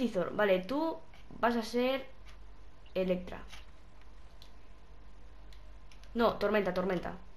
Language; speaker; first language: Spanish; native; Spanish